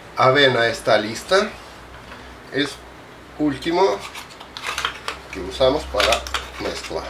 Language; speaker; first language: Spanish; non-native, fluent; Russian